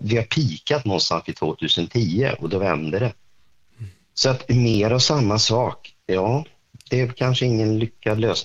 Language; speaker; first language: Swedish; native; Swedish